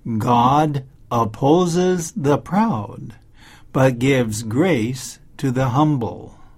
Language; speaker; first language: Chinese; non-native, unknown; English